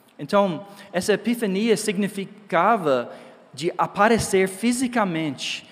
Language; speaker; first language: Portuguese; non-native, fluent; English